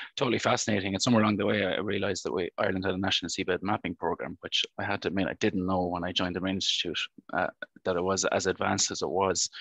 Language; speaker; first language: English; native; English